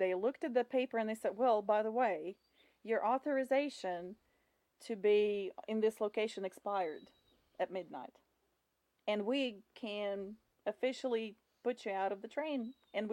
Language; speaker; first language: English; non-native, fluent; Russian